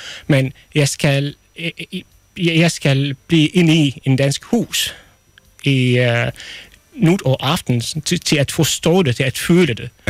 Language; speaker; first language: Danish; non-native, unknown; Arabic